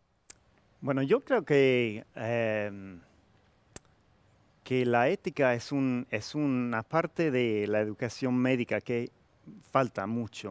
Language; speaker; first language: Spanish; non-native, fluent; English